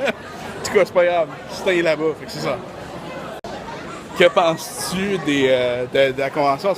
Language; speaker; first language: French; native; French